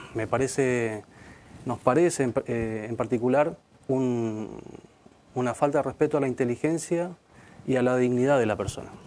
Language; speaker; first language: Spanish; native; Spanish